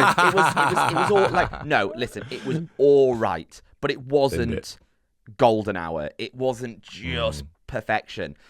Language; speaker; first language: English; native; English